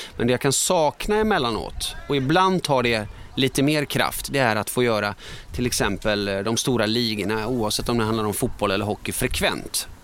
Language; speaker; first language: Swedish; early bilingual, other home language; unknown